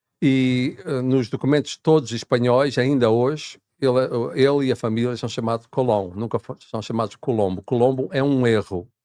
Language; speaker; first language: Portuguese; native; Portuguese